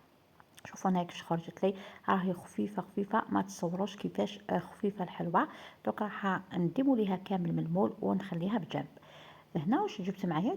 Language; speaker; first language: Arabic; native; Arabic